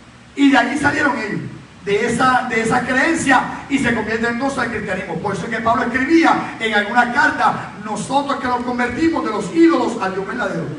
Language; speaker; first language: Spanish; native; Spanish